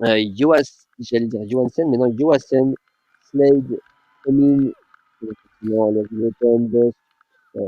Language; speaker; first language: French; native; French